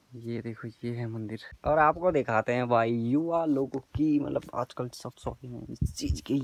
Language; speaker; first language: Hindi; native; Hindi